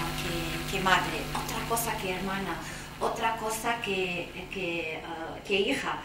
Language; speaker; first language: Spanish; non-native, fluent; Arabic